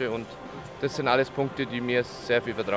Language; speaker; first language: German; native; German